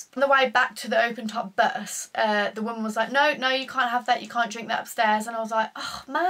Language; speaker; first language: English; native; English